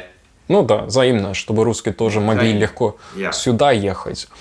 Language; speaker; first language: Russian; non-native, fluent; Dutch